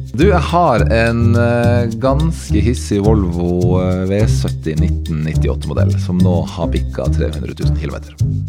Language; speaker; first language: Norwegian; native; Norwegian